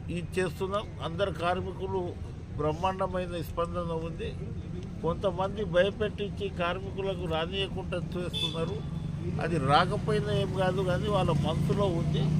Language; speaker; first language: Telugu; non-native, local second language; Lambadi